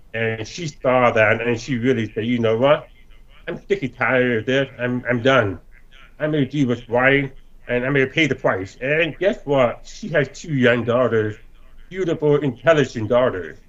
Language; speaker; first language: English; native; English